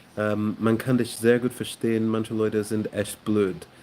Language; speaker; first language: German; non-native, learner; English